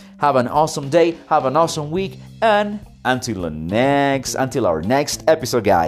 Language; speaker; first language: English; non-native, fluent; Spanish